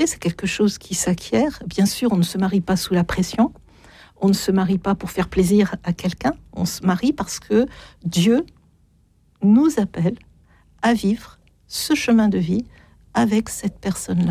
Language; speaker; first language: French; native; French